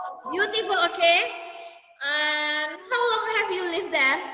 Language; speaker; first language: English; non-native, learner; Indonesian